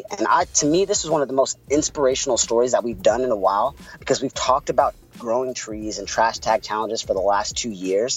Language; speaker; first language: English; non-native, fluent; Spanish